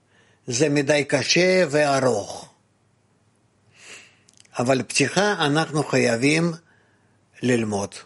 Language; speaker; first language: Hebrew; non-native, fluent; Russian